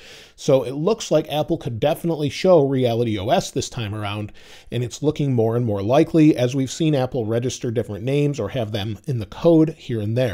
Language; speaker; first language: English; native; English